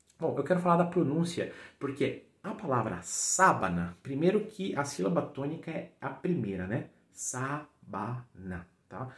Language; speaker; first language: Portuguese; native; Portuguese